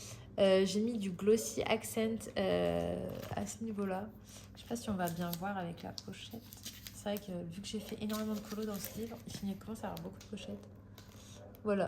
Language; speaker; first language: French; native; French